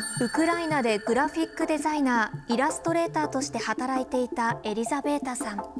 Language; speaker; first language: Japanese; native; Japanese